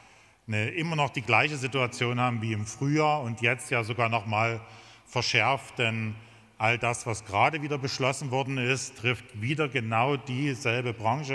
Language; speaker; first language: German; native; German